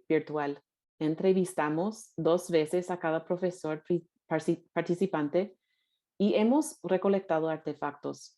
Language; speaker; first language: Spanish; non-native, fluent; English